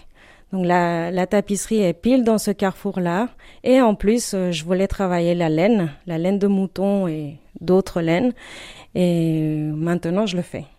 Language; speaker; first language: French; non-native, fluent; Spanish